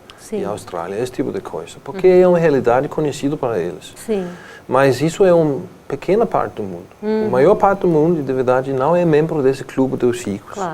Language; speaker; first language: Portuguese; non-native, fluent; Danish